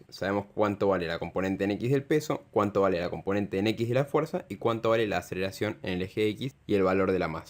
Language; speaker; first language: Spanish; native; Spanish